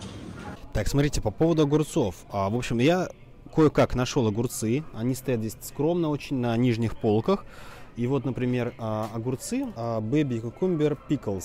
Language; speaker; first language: Russian; native; Russian